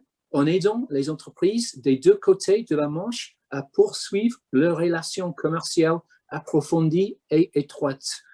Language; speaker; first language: French; non-native, fluent; English